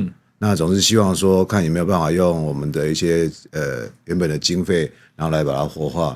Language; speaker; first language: Chinese; native; Chinese